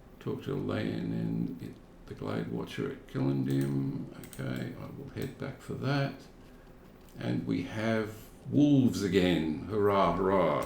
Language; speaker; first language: English; native; English